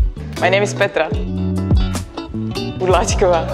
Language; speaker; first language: English; non-native, learner; Czech